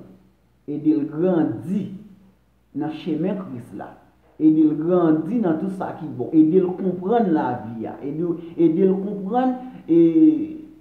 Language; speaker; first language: French; non-native, local second language; Haitian Creole